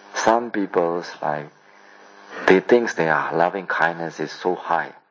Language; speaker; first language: English; non-native, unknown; Burmese